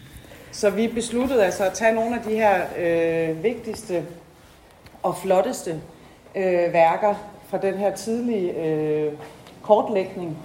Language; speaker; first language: Danish; native; Danish